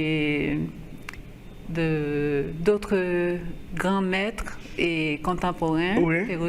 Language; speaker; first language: French; non-native, local second language; Haitian Creole